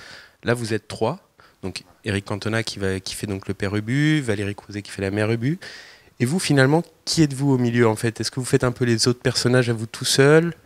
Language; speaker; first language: French; native; French